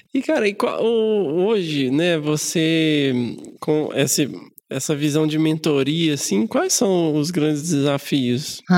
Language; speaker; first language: Portuguese; native; Portuguese